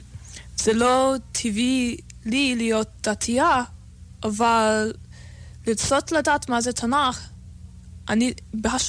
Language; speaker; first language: Hebrew; non-native, learner; English